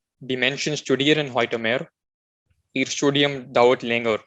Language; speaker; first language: German; non-native, learner; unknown